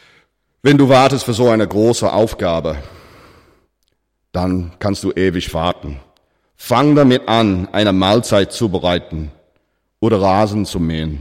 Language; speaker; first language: German; non-native, fluent; English